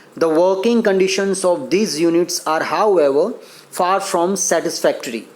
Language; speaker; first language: English; non-native, local second language; Gujarati